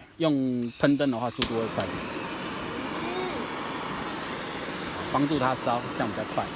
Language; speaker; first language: Chinese; native; Chinese